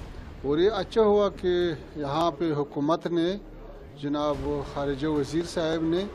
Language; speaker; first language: Hindi; non-native, fluent; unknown